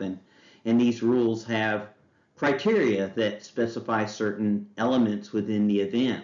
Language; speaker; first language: English; native; English